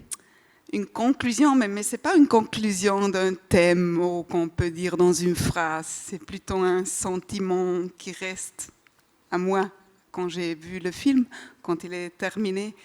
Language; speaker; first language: French; non-native, learner; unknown